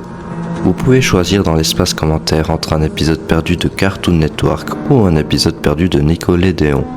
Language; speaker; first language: French; native; French